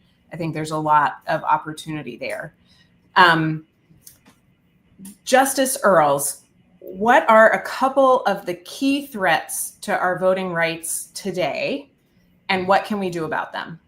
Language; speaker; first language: English; native; English